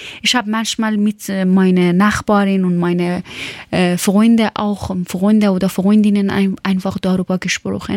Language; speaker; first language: German; non-native, learner; Persian